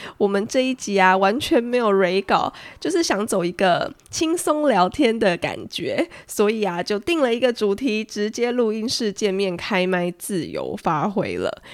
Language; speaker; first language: Chinese; native; Chinese